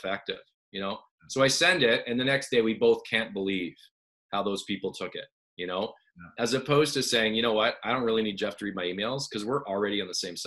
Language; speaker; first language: English; native; English